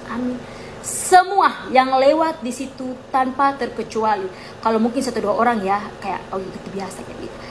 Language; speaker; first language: Indonesian; native; Indonesian